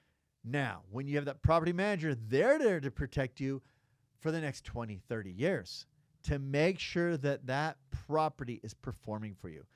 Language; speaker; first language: English; native; English